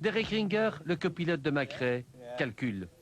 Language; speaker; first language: French; native; French